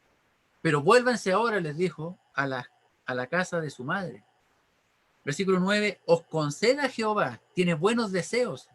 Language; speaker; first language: Spanish; native; Spanish